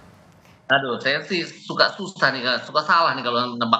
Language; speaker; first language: Indonesian; native; Indonesian